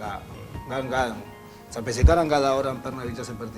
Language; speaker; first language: Indonesian; non-native, learner; Spanish